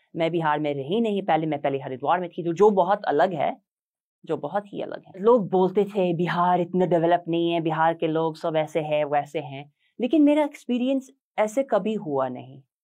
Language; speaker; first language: Hindi; non-native, fluent; English